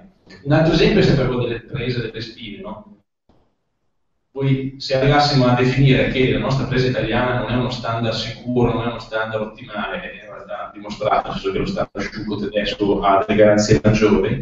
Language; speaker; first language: Italian; native; Italian